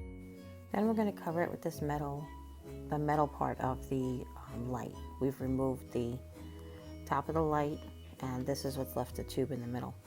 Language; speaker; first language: English; native; English